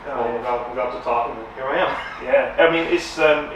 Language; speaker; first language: English; non-native, fluent; Romanian